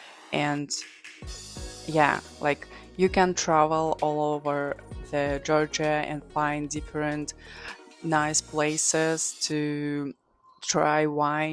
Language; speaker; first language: English; non-native, fluent; Georgian